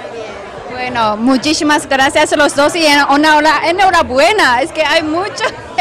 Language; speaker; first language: Spanish; non-native, learner; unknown